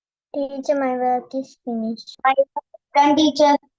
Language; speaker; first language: English; non-native, learner; Sinhala